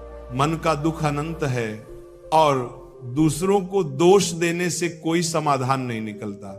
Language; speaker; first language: Hindi; native; Hindi